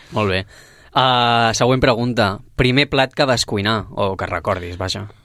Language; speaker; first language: Catalan; native; Catalan